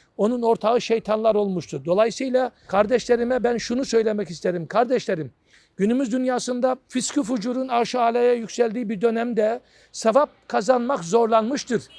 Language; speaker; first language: Turkish; native; Turkish